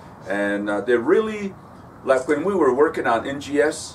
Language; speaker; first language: English; native; English